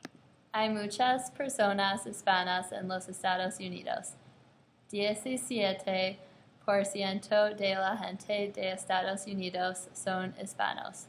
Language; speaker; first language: Spanish; non-native, learner; English